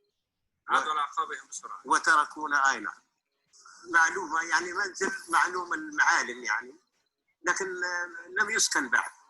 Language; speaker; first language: Arabic; native; Arabic